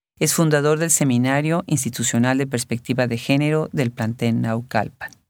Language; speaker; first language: Spanish; native; Spanish